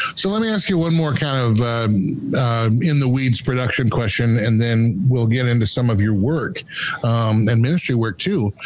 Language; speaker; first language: English; native; English